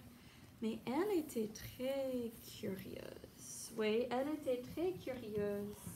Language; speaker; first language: French; non-native, fluent; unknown